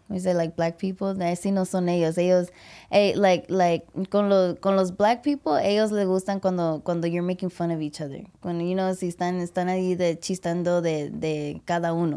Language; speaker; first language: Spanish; early bilingual, heritage; English